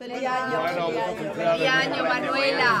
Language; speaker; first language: Spanish; native; Spanish